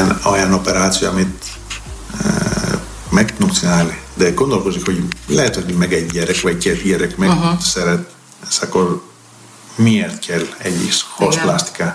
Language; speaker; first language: Hungarian; non-native, fluent; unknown